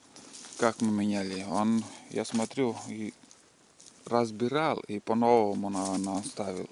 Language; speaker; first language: Russian; native; Russian